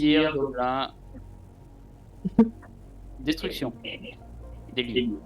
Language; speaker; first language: French; native; French